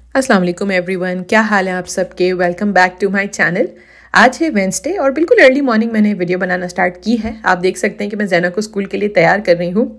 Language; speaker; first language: Urdu; native; Urdu